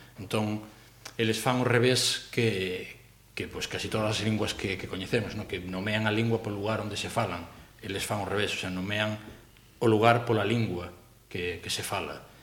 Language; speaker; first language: Galician; non-native, local second language; Spanish